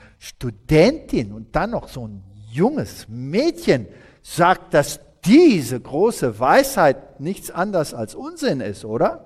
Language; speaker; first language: German; early bilingual, heritage; German